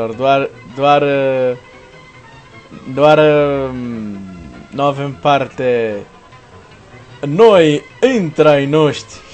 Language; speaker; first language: Romanian; non-native, learner; Portuguese